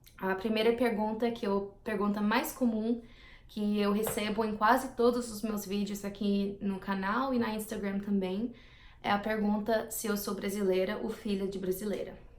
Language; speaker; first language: Portuguese; non-native, fluent; English